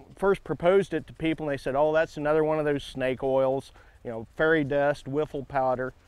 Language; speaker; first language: English; native; English